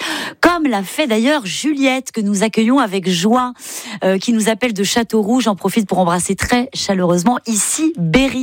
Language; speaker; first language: French; native; French